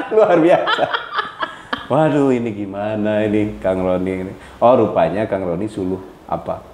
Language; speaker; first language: Indonesian; native; Indonesian